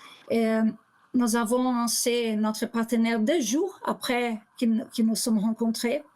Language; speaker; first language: French; non-native, learner; Portuguese